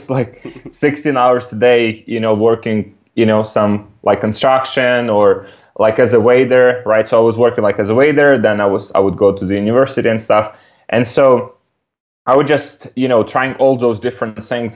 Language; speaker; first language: English; non-native, fluent; Ukrainian